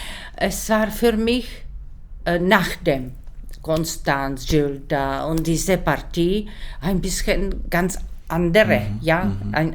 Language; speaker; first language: German; non-native, learner; Czech